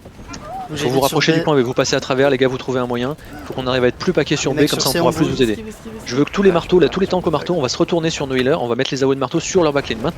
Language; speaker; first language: French; native; French